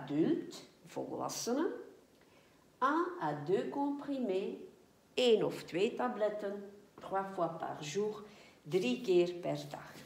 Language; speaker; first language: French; non-native, fluent; Dutch